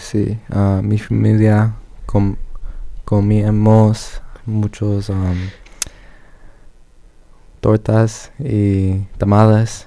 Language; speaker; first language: Spanish; early bilingual, other home language; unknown